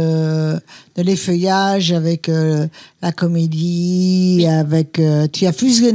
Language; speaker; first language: French; native; French